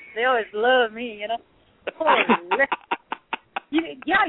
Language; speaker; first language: English; early bilingual, other home language; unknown